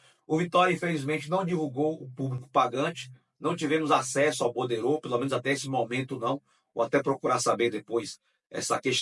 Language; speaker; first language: Portuguese; native; Portuguese